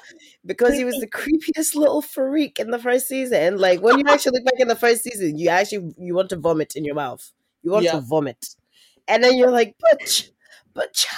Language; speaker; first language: English; native; English